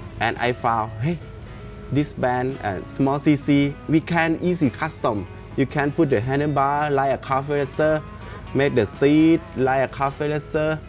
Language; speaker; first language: English; non-native, learner; Thai